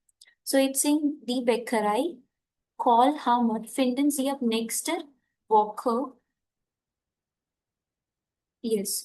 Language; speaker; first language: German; non-native, fluent; Hindi